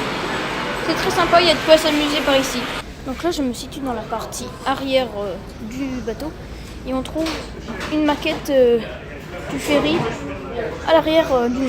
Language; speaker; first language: French; native; French